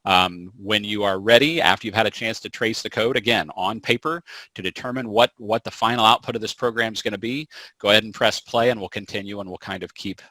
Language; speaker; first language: English; native; English